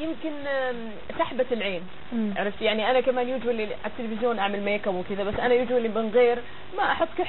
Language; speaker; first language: Arabic; native; Arabic